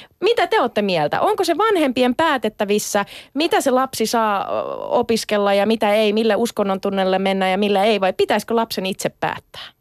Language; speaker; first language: Finnish; native; Finnish